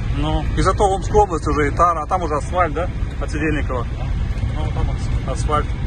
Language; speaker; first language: Russian; native; Russian